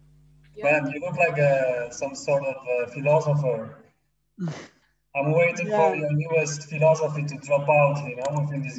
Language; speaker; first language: English; non-native, fluent; Polish